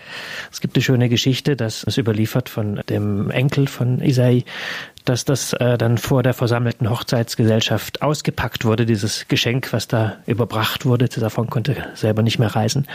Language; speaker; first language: German; native; German